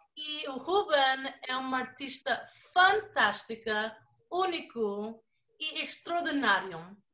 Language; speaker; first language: Portuguese; early bilingual, other home language; English